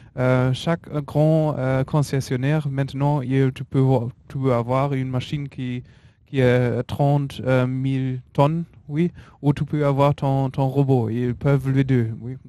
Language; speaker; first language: French; non-native, learner; German